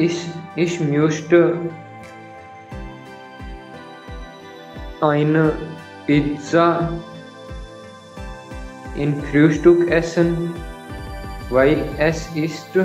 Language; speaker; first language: German; non-native, learner; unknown